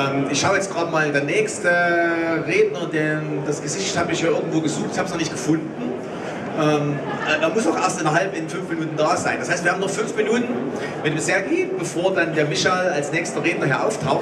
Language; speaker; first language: German; native; German